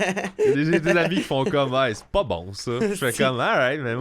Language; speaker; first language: French; native; French